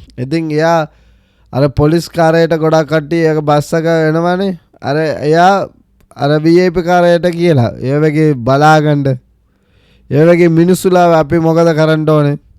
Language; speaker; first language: Sinhala; early bilingual, heritage; Sinhala